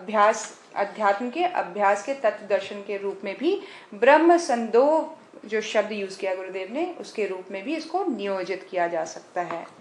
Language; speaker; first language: Hindi; native; Hindi